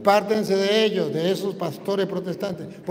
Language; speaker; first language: Spanish; native; Spanish